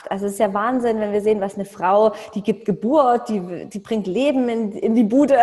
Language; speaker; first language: German; native; German